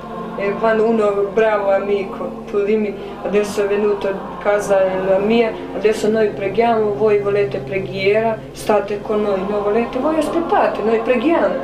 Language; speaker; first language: Italian; non-native, learner; Croatian